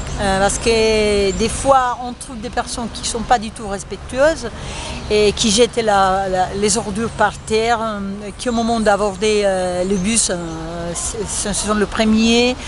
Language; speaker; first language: French; non-native, fluent; Spanish